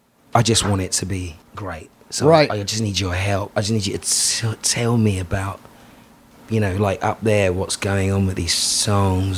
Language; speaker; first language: English; native; English